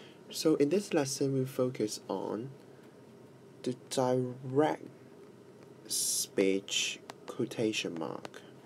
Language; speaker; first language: English; non-native, local second language; Cantonese